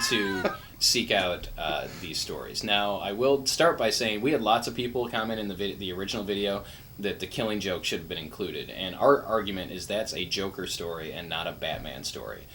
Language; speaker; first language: English; native; English